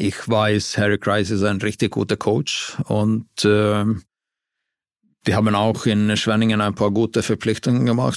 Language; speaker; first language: German; non-native, fluent; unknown